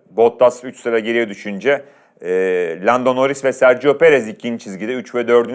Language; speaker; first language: Turkish; native; Turkish